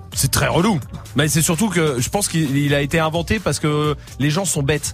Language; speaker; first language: French; non-native, fluent; English